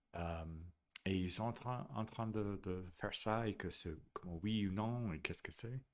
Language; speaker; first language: French; non-native, fluent; English